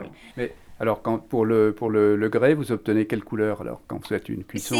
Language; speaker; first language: French; native; French